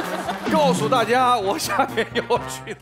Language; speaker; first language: Chinese; native; Chinese